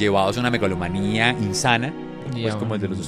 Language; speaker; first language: Spanish; native; Spanish